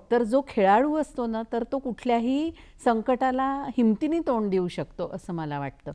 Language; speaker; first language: Marathi; native; Marathi